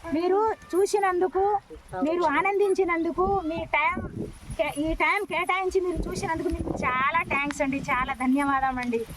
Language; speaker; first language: Telugu; non-native, local second language; Lambadi